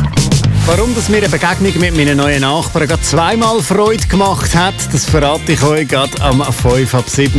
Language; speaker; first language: German; native; German